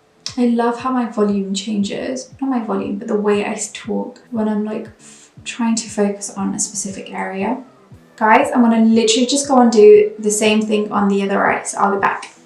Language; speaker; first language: English; native; English